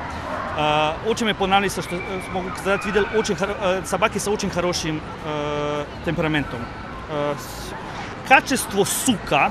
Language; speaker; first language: Russian; non-native, learner; Serbian